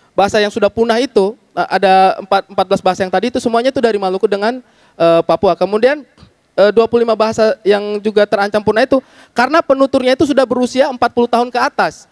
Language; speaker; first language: Indonesian; native; Indonesian